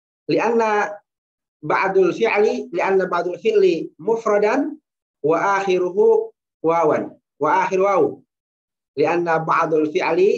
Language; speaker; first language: Arabic; non-native, fluent; Indonesian